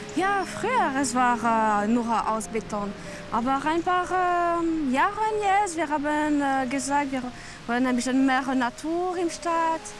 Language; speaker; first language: German; non-native, learner; French